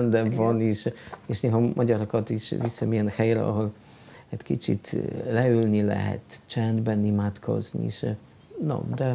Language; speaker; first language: Hungarian; non-native, fluent; Polish